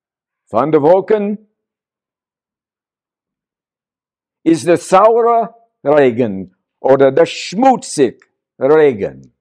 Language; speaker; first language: German; non-native, learner; English